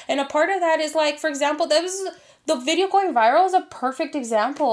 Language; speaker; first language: English; early bilingual, other home language; Spanish